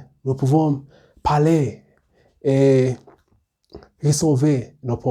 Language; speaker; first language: French; non-native, learner; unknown